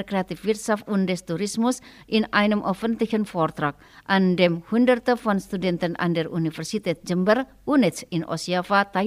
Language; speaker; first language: German; non-native, fluent; Indonesian